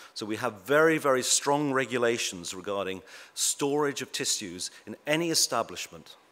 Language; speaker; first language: English; native; English